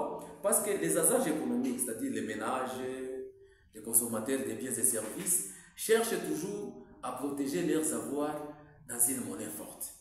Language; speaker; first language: French; non-native, local second language; Swahili